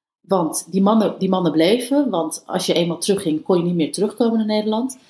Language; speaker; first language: Dutch; early bilingual, other home language; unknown